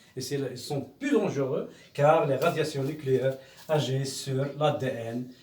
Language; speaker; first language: French; non-native, local second language; Arabic